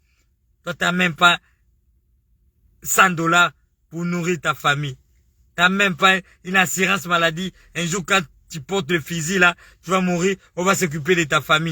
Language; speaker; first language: French; non-native, local second language; Lingala